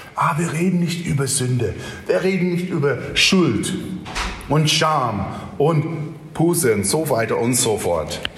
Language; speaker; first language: German; non-native, fluent; English